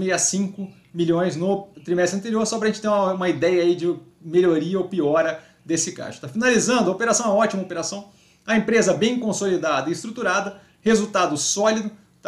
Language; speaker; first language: Portuguese; native; Portuguese